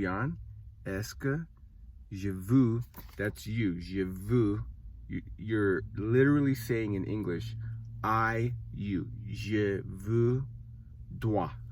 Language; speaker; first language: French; non-native, learner; English